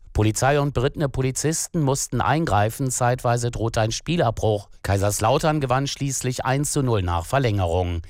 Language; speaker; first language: German; native; German